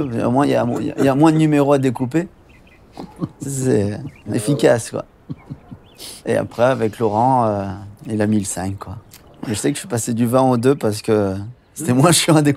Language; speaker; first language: French; native; French